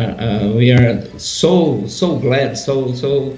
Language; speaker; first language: English; non-native, learner; Portuguese